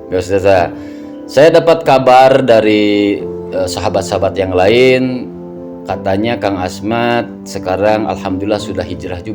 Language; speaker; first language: Indonesian; native; Indonesian